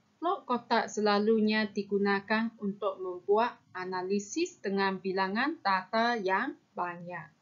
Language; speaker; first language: Malay; non-native, local second language; Chinese